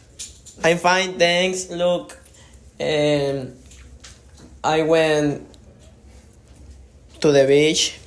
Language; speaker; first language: English; non-native, learner; Spanish